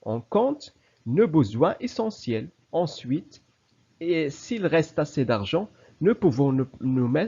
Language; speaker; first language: French; non-native, local second language; Arabic